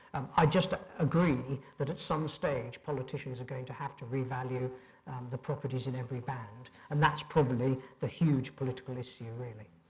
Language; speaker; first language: English; native; English